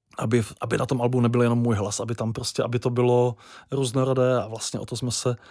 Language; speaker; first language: Czech; native; Czech